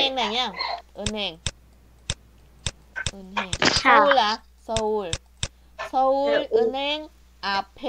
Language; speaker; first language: Korean; non-native, learner; Vietnamese